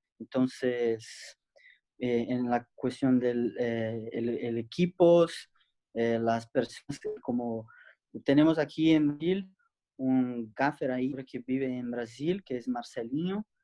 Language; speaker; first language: Spanish; non-native, learner; Portuguese